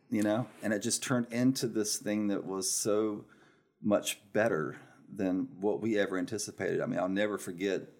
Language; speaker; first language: English; native; English